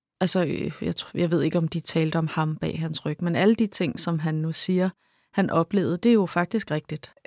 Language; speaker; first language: Danish; native; Danish